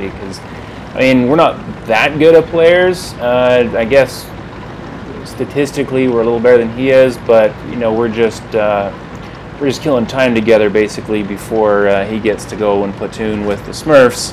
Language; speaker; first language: English; native; English